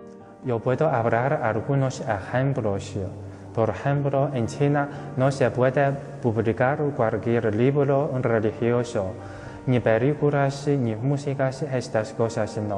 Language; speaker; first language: Spanish; non-native, fluent; Chinese